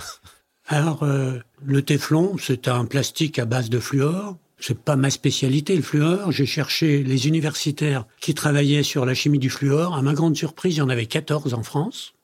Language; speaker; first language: French; native; French